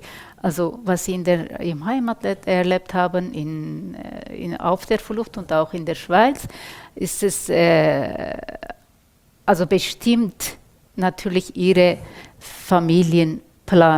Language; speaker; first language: German; non-native, fluent; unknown